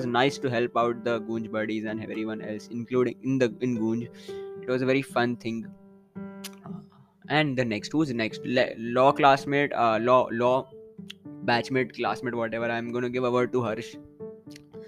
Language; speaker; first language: English; non-native, local second language; Hindi